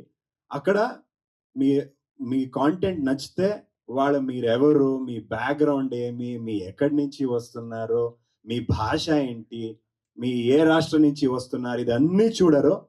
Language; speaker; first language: Telugu; non-native, learner; Kannada